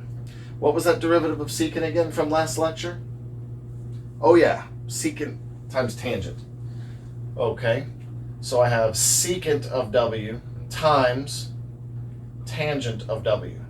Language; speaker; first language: English; native; English